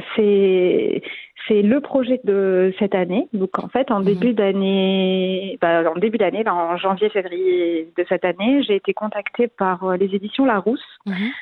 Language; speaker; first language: French; non-native, local second language; Arabic